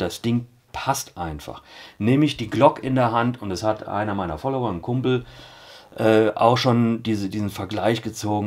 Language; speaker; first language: German; native; German